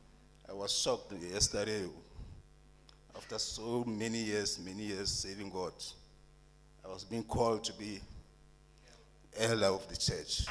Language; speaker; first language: English; non-native, local second language; Southern Sotho